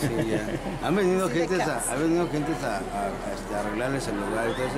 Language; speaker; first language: Spanish; native; Spanish